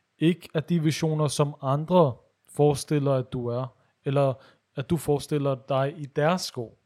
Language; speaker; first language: Danish; early bilingual, other home language; Urdu